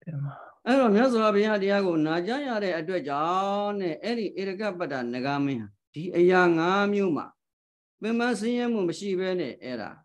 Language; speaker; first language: Burmese; native; Burmese